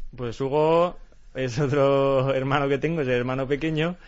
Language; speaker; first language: Spanish; native; Spanish